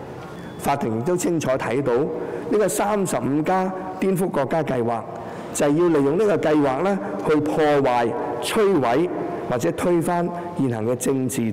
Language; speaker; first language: Chinese; non-native, local second language; Cantonese